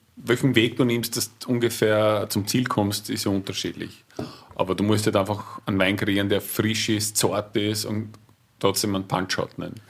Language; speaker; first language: German; native; German